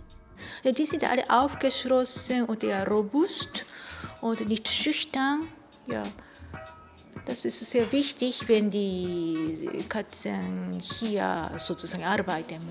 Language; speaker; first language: German; non-native, fluent; Japanese